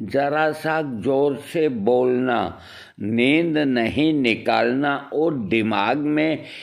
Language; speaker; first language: Hindi; native; Hindi